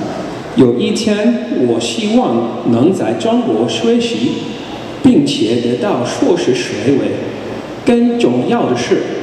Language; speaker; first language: Chinese; non-native, learner; English